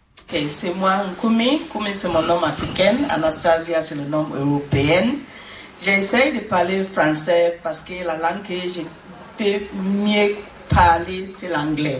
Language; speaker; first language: French; non-native, learner; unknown